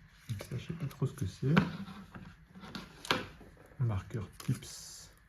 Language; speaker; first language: French; native; French